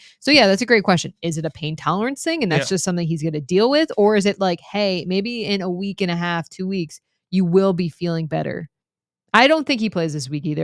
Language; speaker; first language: English; native; English